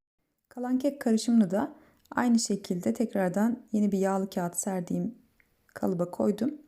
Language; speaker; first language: Turkish; native; Turkish